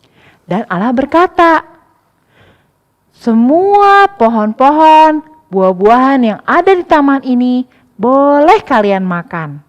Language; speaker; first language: Indonesian; native; Indonesian